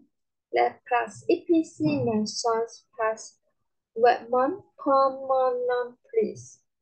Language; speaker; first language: French; non-native, learner; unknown